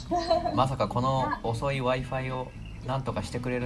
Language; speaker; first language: Japanese; native; Japanese